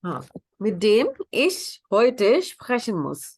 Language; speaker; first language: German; non-native, fluent; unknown